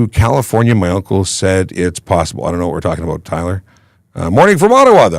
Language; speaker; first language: English; native; English